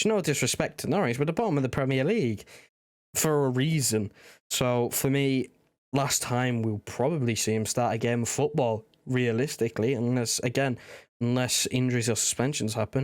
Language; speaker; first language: English; native; English